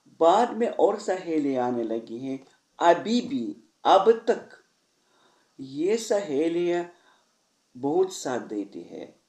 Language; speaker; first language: Hindi; non-native, fluent; Russian